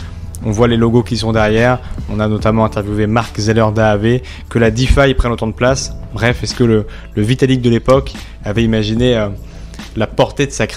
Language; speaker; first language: French; native; French